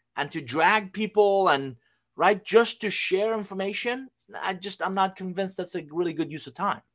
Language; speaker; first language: English; non-native, fluent; Persian